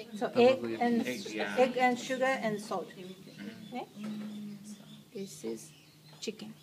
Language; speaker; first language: English; non-native, learner; Japanese